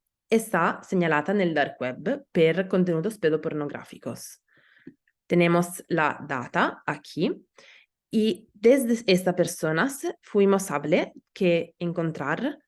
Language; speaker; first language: Spanish; non-native, learner; Italian